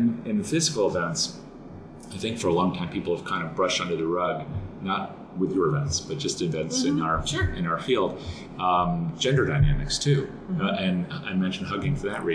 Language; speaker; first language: English; native; English